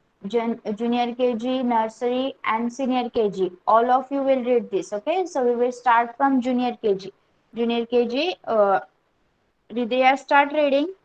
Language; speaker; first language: English; non-native, local second language; Marathi